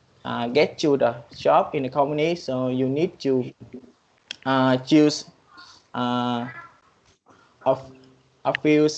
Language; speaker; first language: English; non-native, learner; Vietnamese